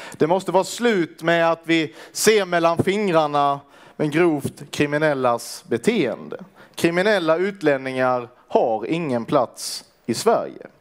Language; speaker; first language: Swedish; native; Swedish